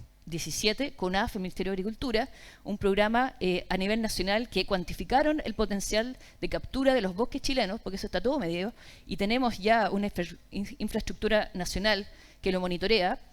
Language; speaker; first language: Spanish; native; Spanish